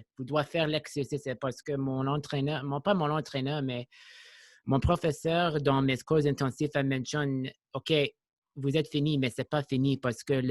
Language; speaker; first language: French; non-native, local second language; English